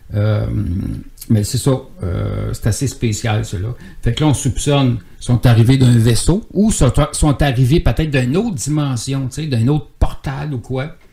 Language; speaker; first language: French; native; French